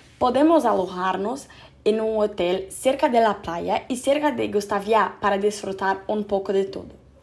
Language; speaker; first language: Spanish; non-native, learner; Portuguese